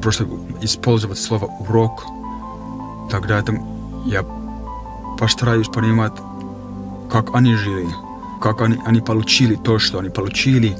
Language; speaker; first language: Russian; non-native, fluent; Finnish